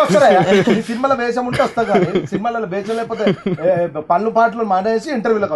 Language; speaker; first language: Telugu; native; Telugu